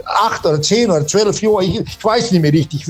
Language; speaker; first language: German; early bilingual, heritage; German